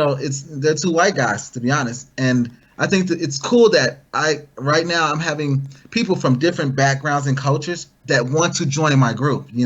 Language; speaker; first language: English; native; English